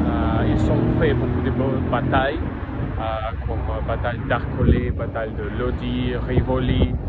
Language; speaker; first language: French; non-native, learner; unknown